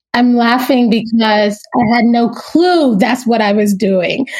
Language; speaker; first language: English; native; English